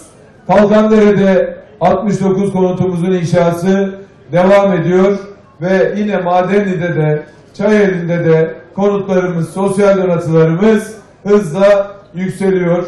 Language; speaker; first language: Turkish; native; Turkish